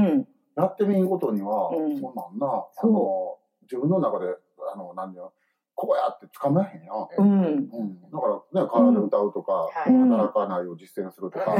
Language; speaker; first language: Japanese; native; Japanese